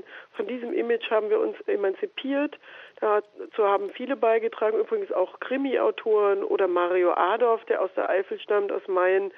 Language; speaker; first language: German; native; German